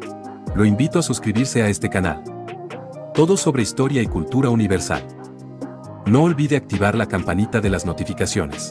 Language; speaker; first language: Spanish; native; Spanish